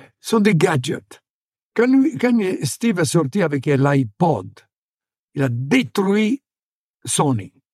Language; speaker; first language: French; non-native, fluent; Italian